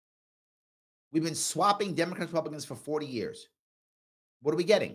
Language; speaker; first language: English; native; English